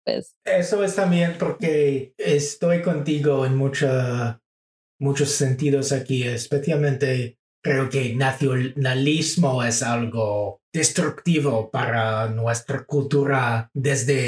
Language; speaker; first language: Spanish; non-native, fluent; English